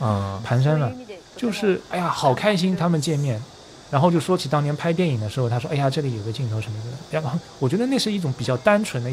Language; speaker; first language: Chinese; native; Chinese